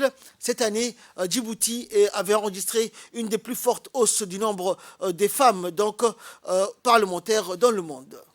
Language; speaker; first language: French; native; French